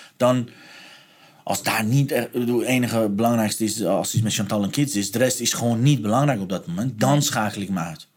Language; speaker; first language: Dutch; non-native, fluent; Persian